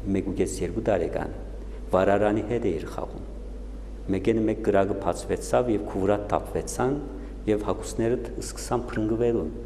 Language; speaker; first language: Armenian; early bilingual, heritage; Armenian